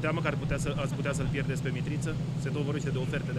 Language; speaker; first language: Romanian; native; Romanian